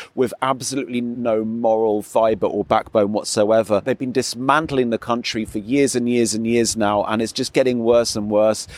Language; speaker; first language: English; native; English